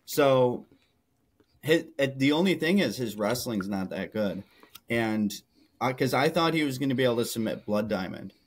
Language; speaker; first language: English; native; English